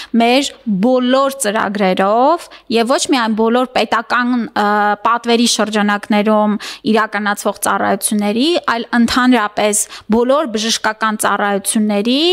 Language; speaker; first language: Armenian; native; Armenian